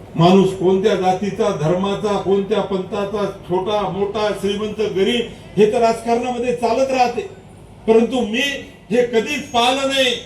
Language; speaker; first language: Marathi; non-native, local second language; Lambadi